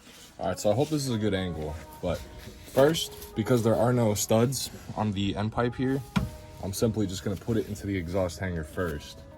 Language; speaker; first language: English; native; English